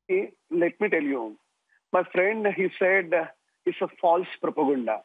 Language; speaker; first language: English; non-native, local second language; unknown